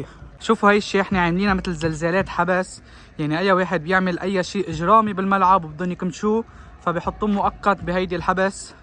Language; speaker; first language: Arabic; native; Arabic